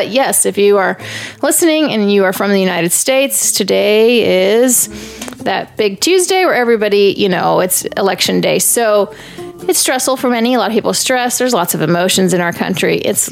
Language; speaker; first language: English; native; English